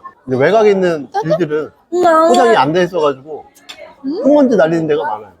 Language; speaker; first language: Korean; native; Korean